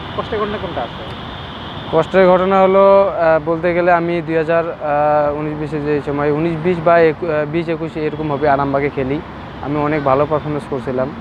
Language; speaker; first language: Bangla; native; Bangla